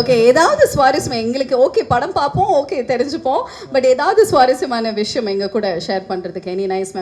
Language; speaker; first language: Tamil; native; Tamil